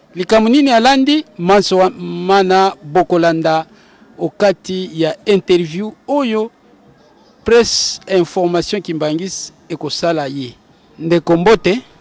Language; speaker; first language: Lingala; non-native, local second language; Kongo